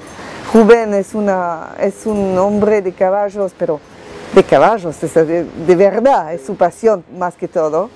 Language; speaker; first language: Spanish; non-native, fluent; French